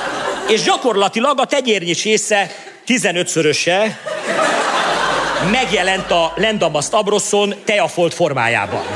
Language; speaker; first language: Hungarian; native; Hungarian